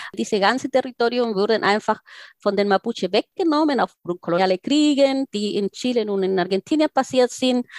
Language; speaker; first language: German; non-native, fluent; Spanish